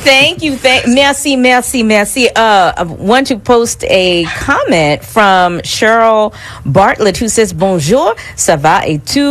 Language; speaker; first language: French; non-native, learner; English